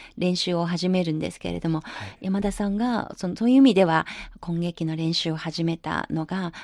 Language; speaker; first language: Japanese; non-native, fluent; Chinese